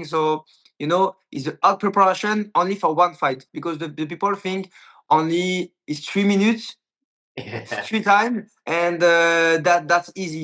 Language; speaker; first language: English; non-native, learner; French